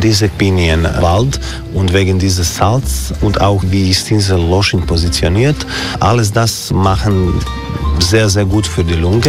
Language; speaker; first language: German; non-native, learner; Croatian